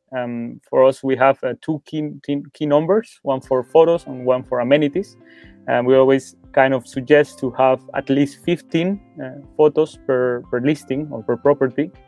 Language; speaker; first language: English; non-native, fluent; Spanish